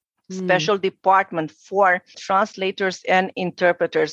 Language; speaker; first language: English; non-native, fluent; Romanian